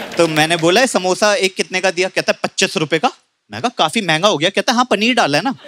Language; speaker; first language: Hindi; native; Hindi